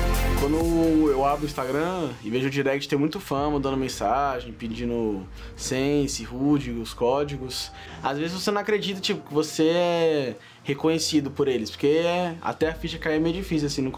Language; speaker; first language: Portuguese; native; Portuguese